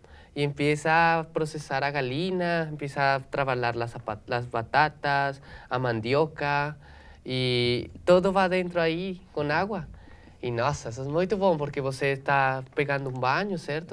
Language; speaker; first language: Portuguese; non-native, learner; Spanish